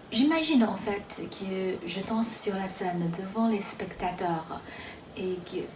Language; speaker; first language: French; non-native, fluent; Chinese